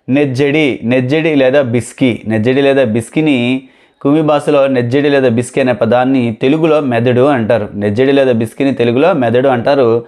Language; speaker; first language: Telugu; non-native, local second language; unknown